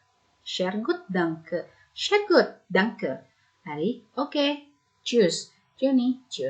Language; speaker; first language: German; non-native, fluent; Indonesian